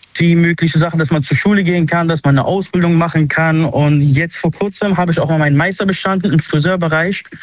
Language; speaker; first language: German; early bilingual, other home language; Arabic